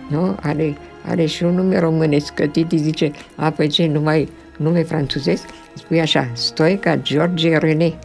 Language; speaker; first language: Romanian; early bilingual, other home language; French